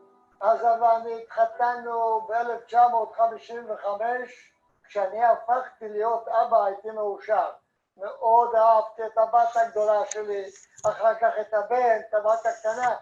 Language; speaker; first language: Hebrew; non-native, fluent; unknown